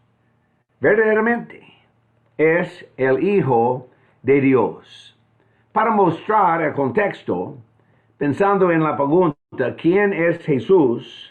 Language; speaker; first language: Spanish; non-native, fluent; English